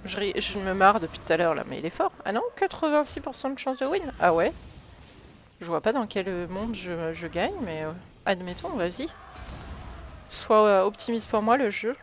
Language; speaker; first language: French; native; French